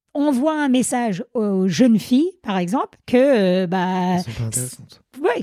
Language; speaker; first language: French; non-native, fluent; English